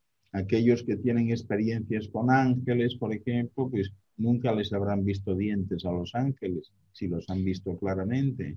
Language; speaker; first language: Spanish; native; Spanish